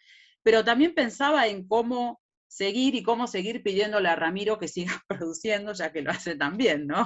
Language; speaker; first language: Spanish; native; Spanish